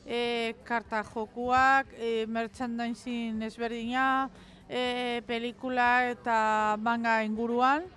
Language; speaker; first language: Basque; non-native, local second language; Spanish